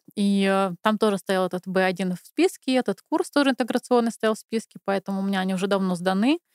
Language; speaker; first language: Russian; native; Russian